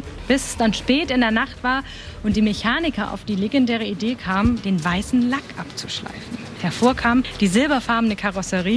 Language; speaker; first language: German; native; German